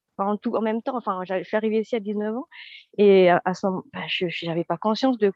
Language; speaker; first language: French; non-native, local second language; Malagasy